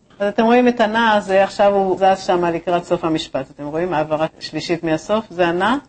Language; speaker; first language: Hebrew; native; Hebrew